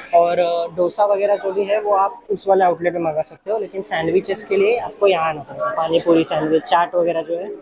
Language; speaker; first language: Hindi; non-native, local second language; Marathi